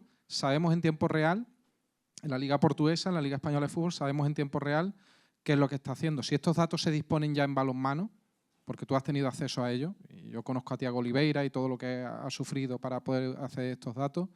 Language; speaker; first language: Spanish; native; Spanish